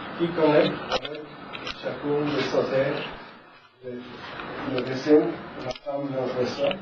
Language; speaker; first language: French; non-native, learner; Spanish